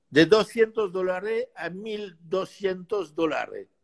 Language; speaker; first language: Spanish; non-native, fluent; French